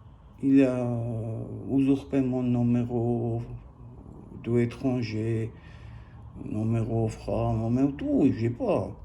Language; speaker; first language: French; non-native, learner; Armenian